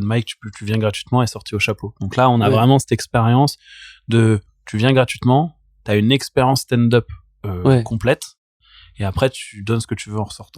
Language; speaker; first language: French; native; French